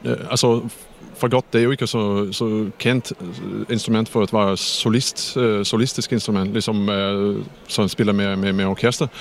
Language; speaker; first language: Danish; non-native, fluent; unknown